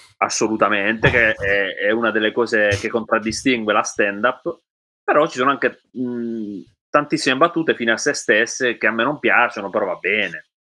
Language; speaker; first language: Italian; native; Italian